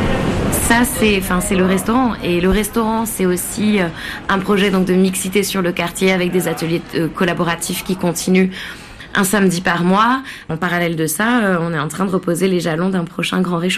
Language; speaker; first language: French; native; French